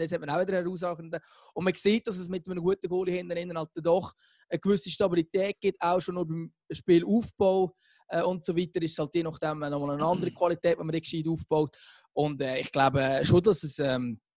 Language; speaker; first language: German; native; German